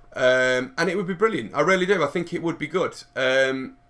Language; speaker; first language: English; native; English